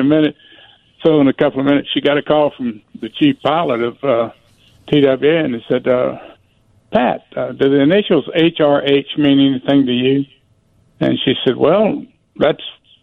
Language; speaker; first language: English; native; English